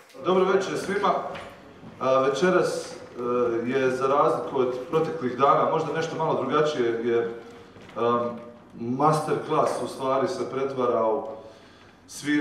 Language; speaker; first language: Bosnian; native; Bosnian